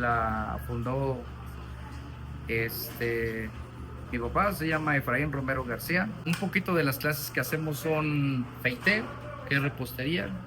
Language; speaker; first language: Spanish; native; Spanish